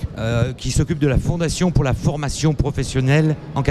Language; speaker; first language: French; native; French